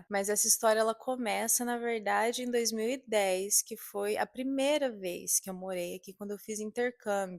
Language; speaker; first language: Portuguese; native; Portuguese